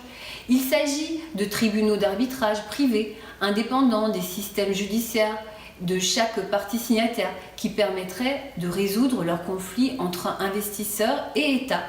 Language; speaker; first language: French; native; French